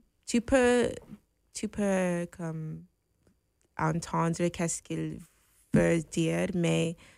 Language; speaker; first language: French; non-native, fluent; English